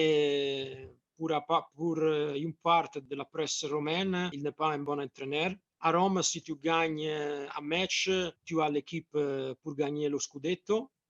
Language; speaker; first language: French; non-native, fluent; Italian